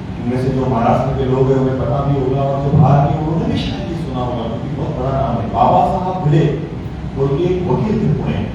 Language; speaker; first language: Hindi; non-native, local second language; Marathi